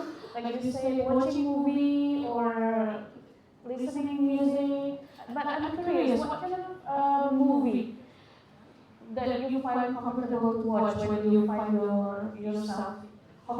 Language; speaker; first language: English; non-native, fluent; Indonesian